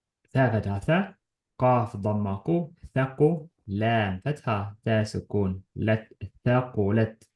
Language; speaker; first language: Arabic; non-native, fluent; Estonian